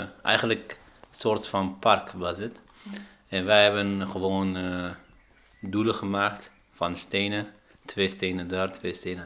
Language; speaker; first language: Dutch; non-native, fluent; Arabic